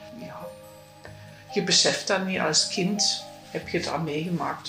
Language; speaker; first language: Dutch; non-native, fluent; German